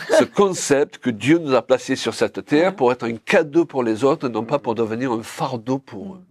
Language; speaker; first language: French; native; French